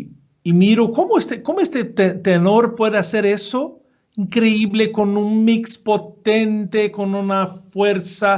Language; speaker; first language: Spanish; non-native, fluent; Portuguese